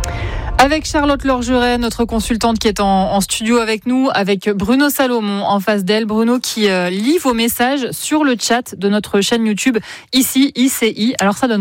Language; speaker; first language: French; native; French